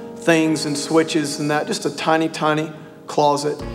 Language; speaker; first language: English; native; English